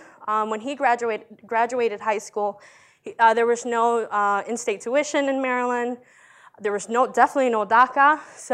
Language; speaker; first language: English; early bilingual, other home language; Spanish